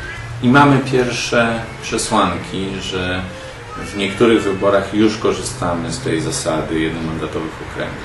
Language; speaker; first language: Polish; native; Polish